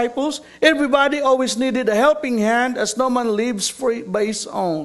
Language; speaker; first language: English; non-native, local second language; Cebuano